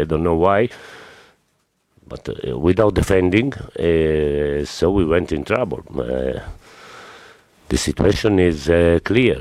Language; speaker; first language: English; non-native, fluent; Italian